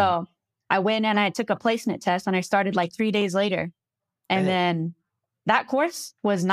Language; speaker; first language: English; native; English